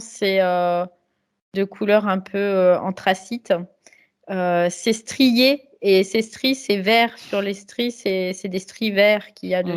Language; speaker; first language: French; native; French